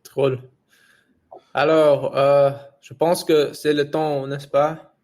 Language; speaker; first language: French; non-native, learner; English